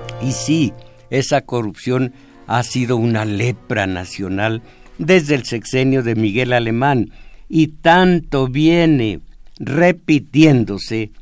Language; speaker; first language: Spanish; native; Spanish